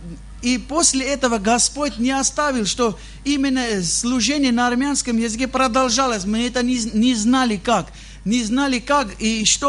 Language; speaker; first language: Russian; non-native, fluent; Armenian